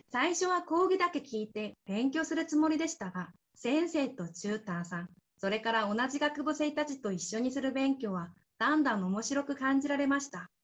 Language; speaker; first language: Japanese; non-native, fluent; Korean